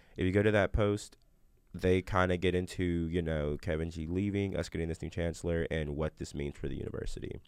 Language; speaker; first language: English; native; English